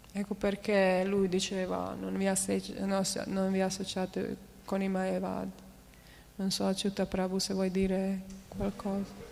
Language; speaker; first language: Italian; non-native, fluent; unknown